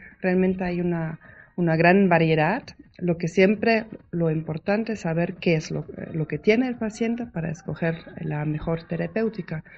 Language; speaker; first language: Spanish; non-native, fluent; German